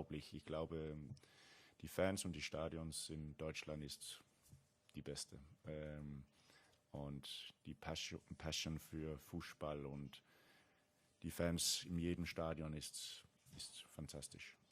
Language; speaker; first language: German; non-native, learner; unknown